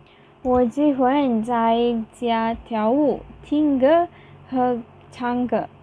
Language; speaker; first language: Chinese; non-native, learner; Malay